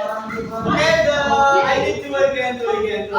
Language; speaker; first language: English; non-native, learner; Indonesian